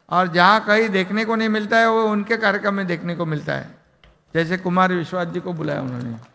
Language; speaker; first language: Hindi; non-native, local second language; Marathi